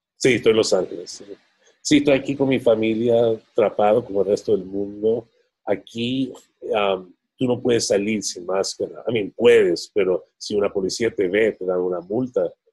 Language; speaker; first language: Spanish; non-native, fluent; English